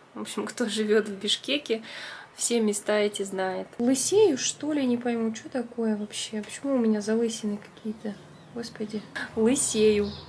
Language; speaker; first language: Russian; native; Russian